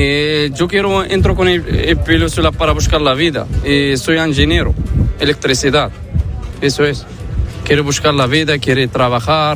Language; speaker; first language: Spanish; non-native, learner; Arabic